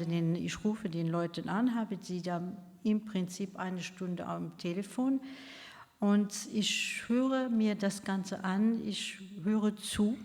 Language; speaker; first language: German; non-native, local second language; Luxembourgish